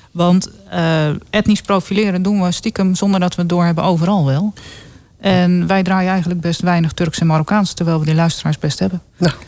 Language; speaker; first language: Dutch; native; Dutch